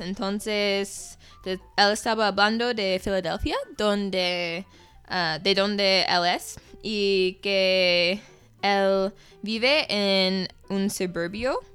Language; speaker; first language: Spanish; non-native, fluent; English